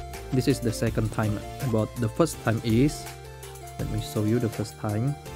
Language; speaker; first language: English; non-native, learner; Indonesian